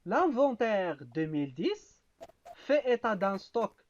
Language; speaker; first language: French; non-native, local second language; Arabic